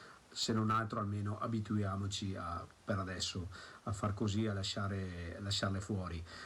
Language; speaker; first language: Italian; native; Italian